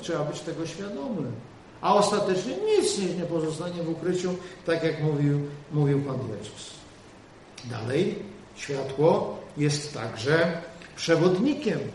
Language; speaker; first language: Polish; native; Polish